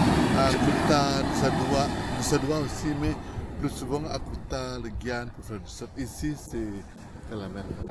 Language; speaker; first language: French; non-native, learner; Indonesian